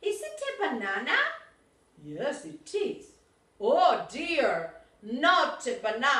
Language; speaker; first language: English; non-native, fluent; Spanish